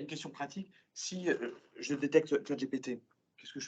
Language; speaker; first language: French; native; French